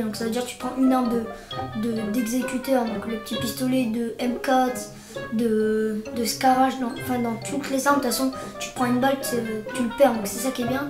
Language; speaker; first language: French; native; French